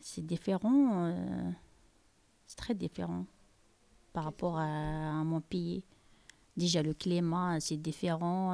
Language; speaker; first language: French; non-native, local second language; Arabic